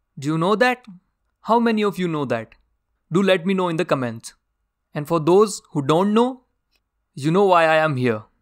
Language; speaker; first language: English; non-native, local second language; Hindi